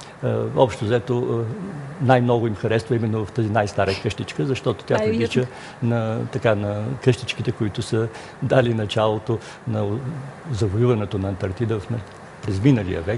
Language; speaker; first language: Bulgarian; native; Bulgarian